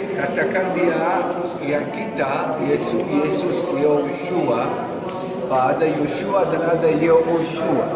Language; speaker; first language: Indonesian; non-native, learner; Hebrew